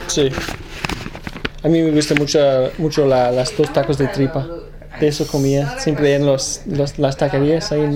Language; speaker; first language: Spanish; early bilingual, other home language; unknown